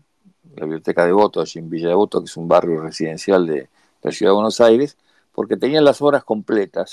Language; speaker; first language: Spanish; native; Spanish